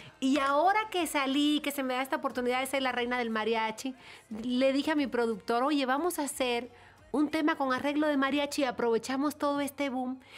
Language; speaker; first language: Spanish; native; Spanish